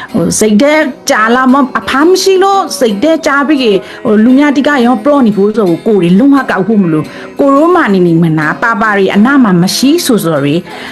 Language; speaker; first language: Burmese; native; Burmese